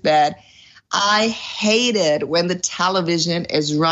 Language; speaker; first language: English; non-native, fluent; German